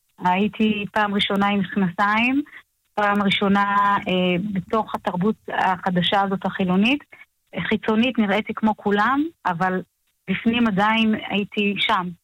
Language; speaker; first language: Hebrew; early bilingual, other home language; Amharic